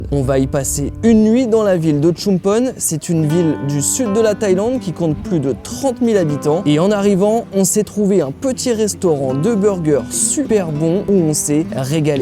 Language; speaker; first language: French; native; French